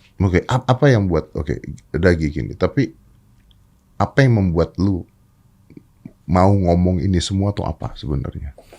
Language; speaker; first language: Indonesian; native; Indonesian